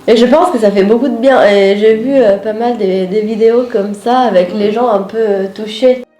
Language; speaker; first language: French; non-native, fluent; Italian